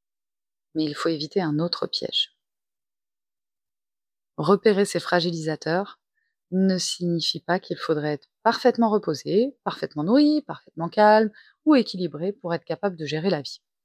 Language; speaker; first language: French; native; French